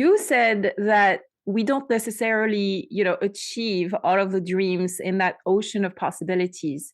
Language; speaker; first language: English; non-native, fluent; French